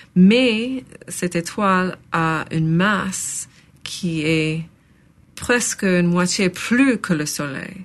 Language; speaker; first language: French; non-native, local second language; English